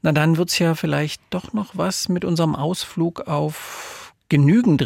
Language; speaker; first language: German; native; German